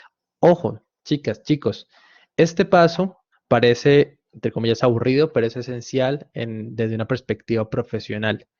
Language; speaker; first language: Spanish; native; Spanish